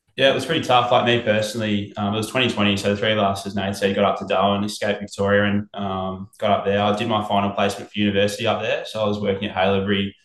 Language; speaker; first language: English; native; English